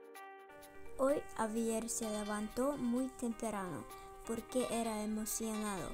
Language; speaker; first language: Spanish; non-native, learner; English